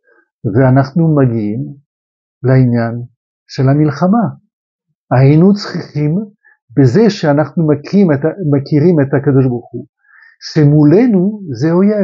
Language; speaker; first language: Hebrew; non-native, fluent; French